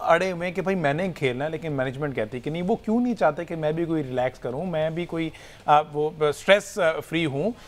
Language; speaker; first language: Urdu; non-native, local second language; Punjabi